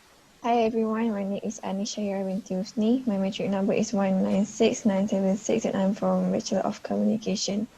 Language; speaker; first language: English; non-native, fluent; Malay